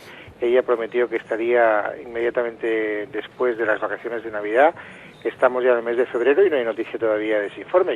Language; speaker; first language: Spanish; native; Spanish